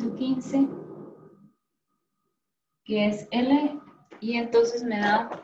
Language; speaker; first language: Spanish; native; Spanish